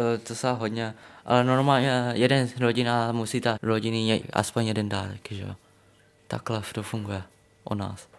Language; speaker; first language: Czech; early bilingual, other home language; Vietnamese